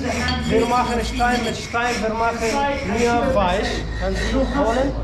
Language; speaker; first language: German; non-native, learner; Arabic